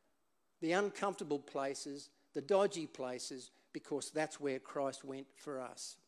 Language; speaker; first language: English; native; English